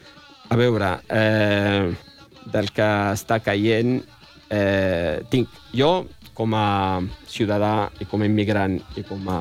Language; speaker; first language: Catalan; non-native, fluent; Riffian